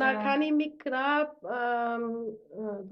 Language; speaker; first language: Greek; non-native, learner; German